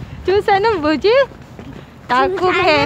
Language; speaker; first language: Korean; non-native, learner; Filipino